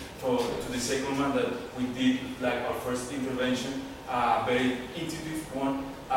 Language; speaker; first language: English; non-native, fluent; Spanish